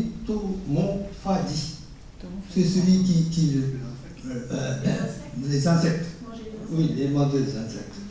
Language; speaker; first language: French; non-native, fluent; Japanese